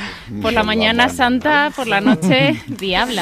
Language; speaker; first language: Spanish; native; Spanish